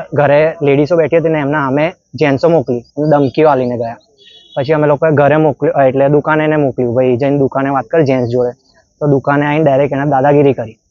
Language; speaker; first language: Gujarati; native; Gujarati